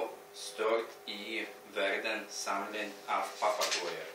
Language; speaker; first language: Swedish; non-native, learner; Russian